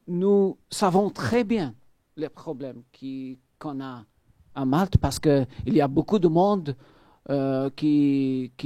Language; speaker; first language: French; non-native, fluent; Maltese